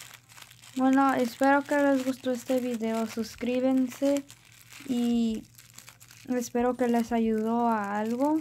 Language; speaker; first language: Spanish; early bilingual, heritage; Spanish